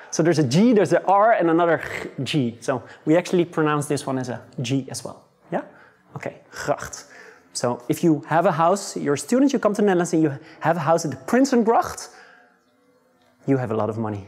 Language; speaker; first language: English; non-native, fluent; Dutch